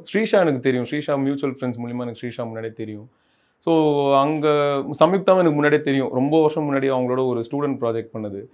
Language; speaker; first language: Tamil; native; Tamil